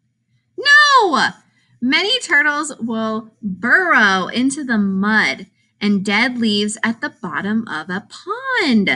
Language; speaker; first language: English; native; English